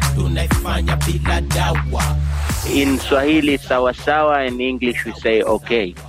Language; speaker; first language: English; non-native, local second language; Giryama